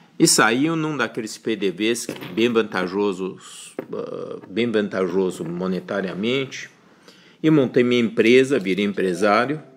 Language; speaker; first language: Portuguese; early bilingual, other home language; Chinese